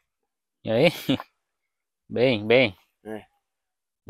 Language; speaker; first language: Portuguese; non-native, learner; Vietnamese